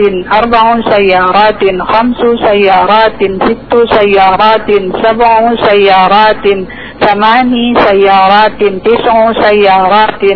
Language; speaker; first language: Arabic; non-native, learner; Indonesian